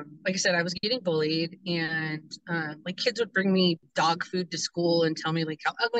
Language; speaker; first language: English; native; English